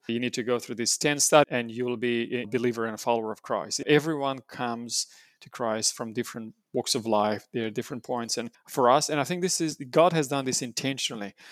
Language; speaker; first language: English; non-native, fluent; Romanian